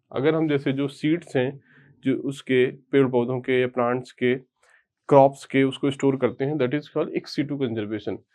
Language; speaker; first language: Hindi; native; Hindi